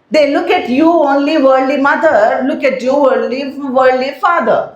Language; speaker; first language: English; non-native, local second language; Telugu